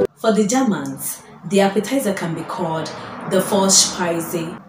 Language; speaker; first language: English; non-native, local second language; Igbo